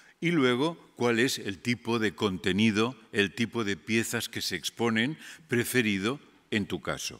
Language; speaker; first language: Spanish; non-native, local second language; Catalan